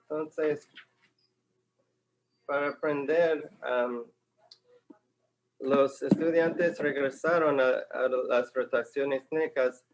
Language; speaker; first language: Spanish; non-native, fluent; English